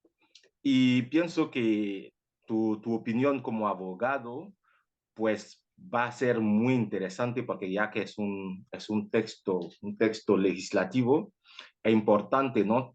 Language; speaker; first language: Spanish; non-native, fluent; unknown